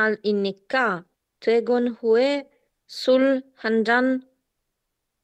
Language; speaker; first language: Korean; non-native, learner; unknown